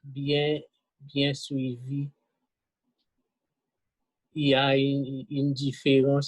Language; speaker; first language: French; non-native, local second language; Haitian Creole